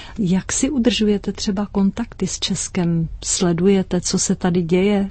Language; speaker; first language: Czech; native; Czech